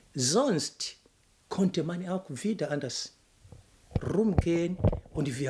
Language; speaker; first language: German; non-native, fluent; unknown